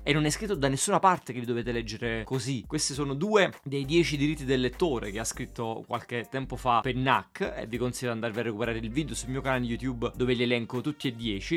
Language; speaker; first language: Italian; native; Italian